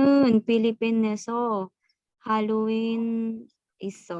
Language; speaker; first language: Korean; non-native, learner; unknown